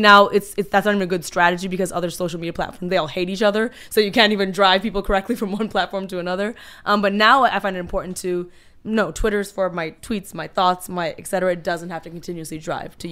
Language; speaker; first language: English; native; English